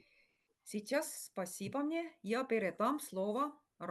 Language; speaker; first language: Russian; non-native, fluent; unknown